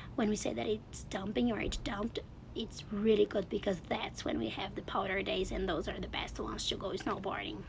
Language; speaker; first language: English; non-native, fluent; Portuguese